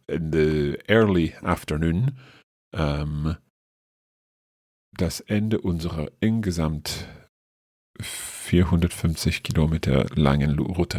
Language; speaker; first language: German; non-native, fluent; English